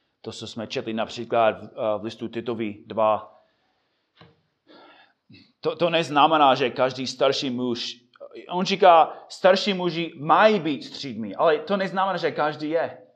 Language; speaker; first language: Czech; non-native, fluent; English